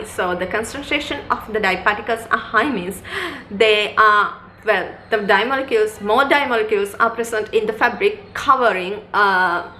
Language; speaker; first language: English; non-native, local second language; Sinhala